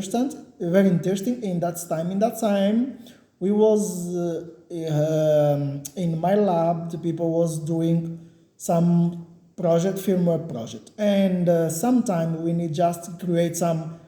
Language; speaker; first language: English; non-native, learner; Portuguese